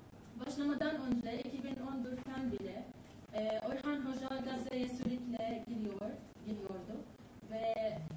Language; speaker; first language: Turkish; non-native, learner; Arabic